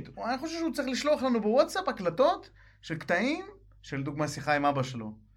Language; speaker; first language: Hebrew; non-native, fluent; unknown